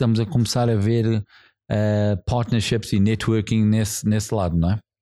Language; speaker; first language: Portuguese; non-native, fluent; English